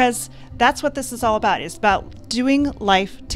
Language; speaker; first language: English; native; English